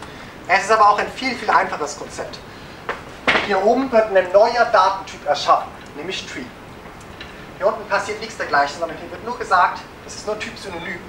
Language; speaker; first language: German; native; German